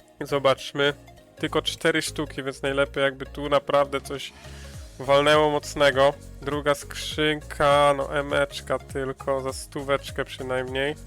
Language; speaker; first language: Polish; native; Polish